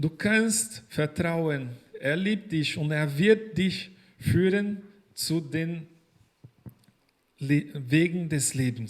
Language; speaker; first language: German; non-native, fluent; Portuguese